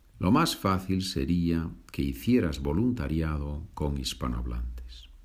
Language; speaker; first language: Spanish; native; Spanish